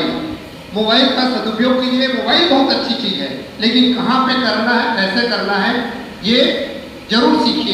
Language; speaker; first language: Hindi; native; Hindi